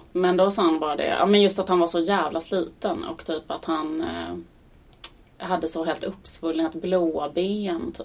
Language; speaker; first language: Swedish; native; Swedish